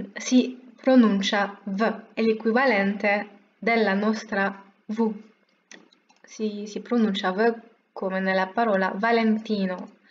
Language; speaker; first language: Italian; non-native, fluent; French